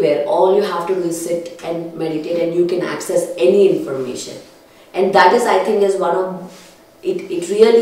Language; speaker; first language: English; non-native, local second language; Telugu